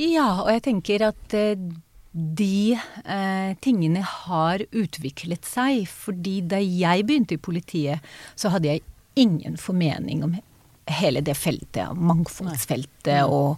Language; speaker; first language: Norwegian; non-native, fluent; Hebrew